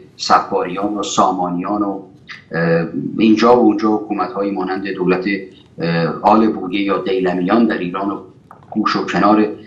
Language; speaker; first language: Persian; native; Persian